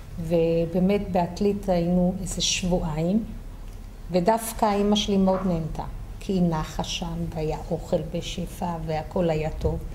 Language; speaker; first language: Hebrew; early bilingual, other home language; Yiddish